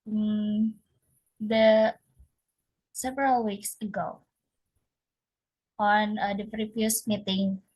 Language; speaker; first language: English; non-native, learner; Indonesian